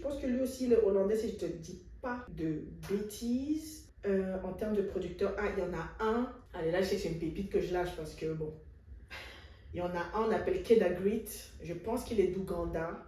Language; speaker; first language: French; native; French